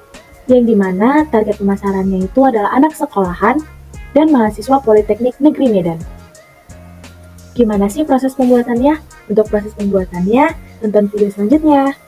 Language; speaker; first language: Indonesian; native; Indonesian